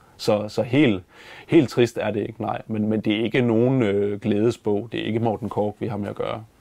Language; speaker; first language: Danish; native; Danish